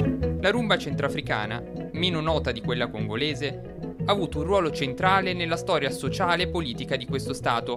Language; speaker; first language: Italian; native; Italian